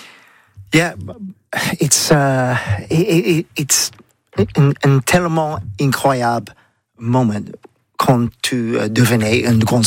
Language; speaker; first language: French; non-native, learner; English